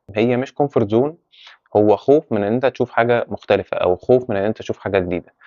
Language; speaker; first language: Arabic; native; Arabic